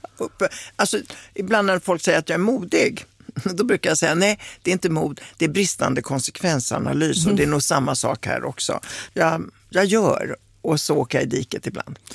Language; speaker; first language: Swedish; early bilingual, other home language; Italian